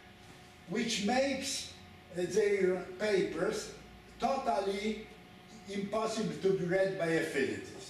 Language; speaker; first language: English; non-native, fluent; Polish